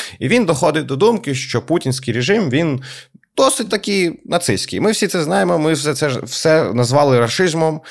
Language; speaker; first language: Ukrainian; native; Ukrainian